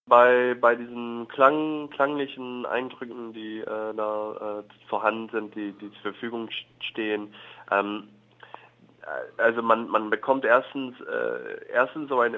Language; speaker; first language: German; non-native, fluent; English